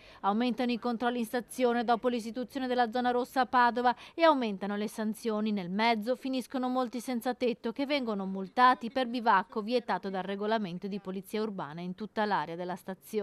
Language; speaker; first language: Italian; native; Italian